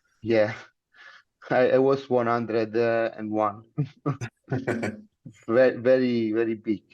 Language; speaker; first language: English; non-native, learner; Italian